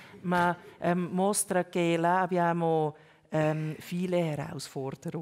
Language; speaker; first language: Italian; non-native, local second language; German